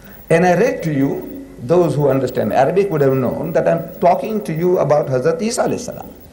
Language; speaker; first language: English; early bilingual, other home language; Gujarati